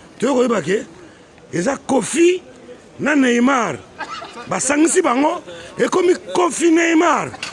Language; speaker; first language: Lingala; native; Lingala